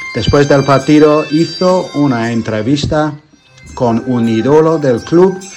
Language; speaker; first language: Spanish; non-native, fluent; English